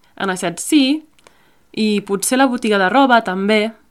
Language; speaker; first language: Catalan; non-native, learner; English